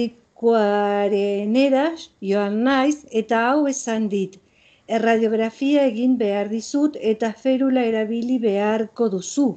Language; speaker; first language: Basque; non-native, learner; Spanish